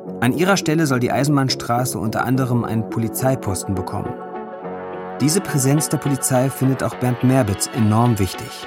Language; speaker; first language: German; native; German